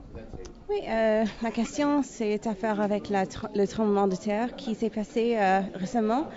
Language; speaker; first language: French; non-native, fluent; English